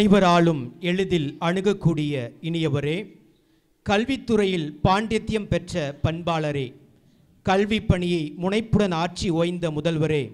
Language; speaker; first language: Tamil; native; Tamil